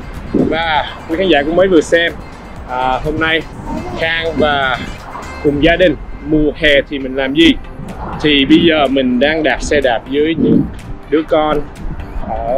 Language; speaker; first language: Vietnamese; early bilingual, heritage; Vietnamese